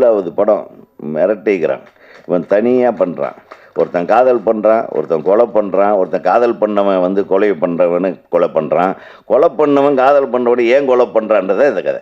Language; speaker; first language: Tamil; native; Tamil